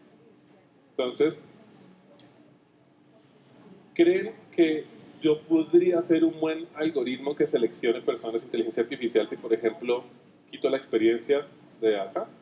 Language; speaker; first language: Spanish; native; Spanish